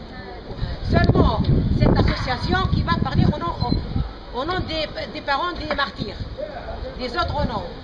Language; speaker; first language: French; non-native, local second language; Arabic